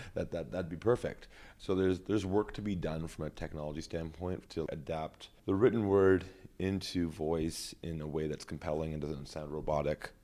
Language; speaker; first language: English; native; English